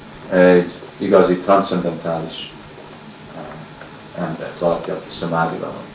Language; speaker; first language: Hungarian; early bilingual, heritage; Hungarian